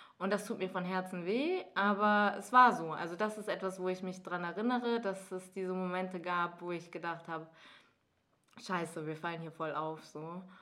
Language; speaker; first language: German; early bilingual, other home language; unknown